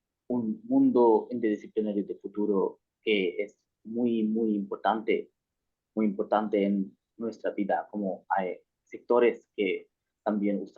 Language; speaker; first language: Spanish; non-native, learner; Bangla